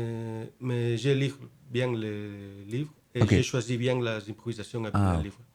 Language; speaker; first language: French; non-native, learner; Spanish